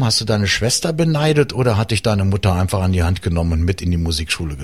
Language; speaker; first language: German; native; German